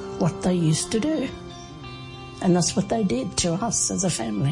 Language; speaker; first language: English; native; English